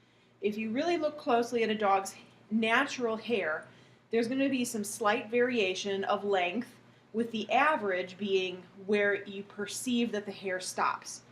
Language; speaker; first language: English; native; English